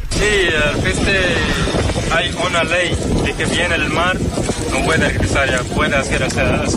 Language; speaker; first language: Spanish; non-native, learner; Arabic